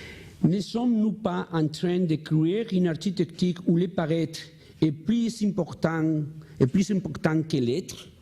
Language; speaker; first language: French; non-native, learner; Spanish